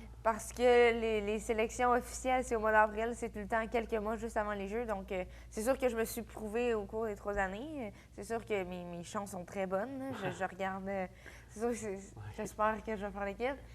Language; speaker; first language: French; native; French